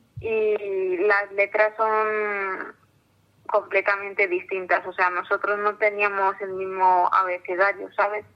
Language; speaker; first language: Spanish; early bilingual, other home language; Arabic